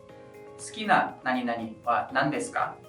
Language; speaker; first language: Japanese; non-native, fluent; English